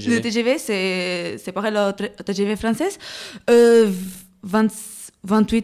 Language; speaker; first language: French; non-native, learner; Portuguese